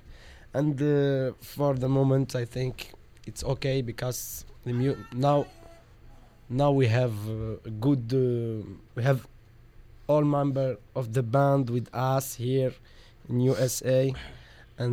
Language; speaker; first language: English; non-native, learner; Arabic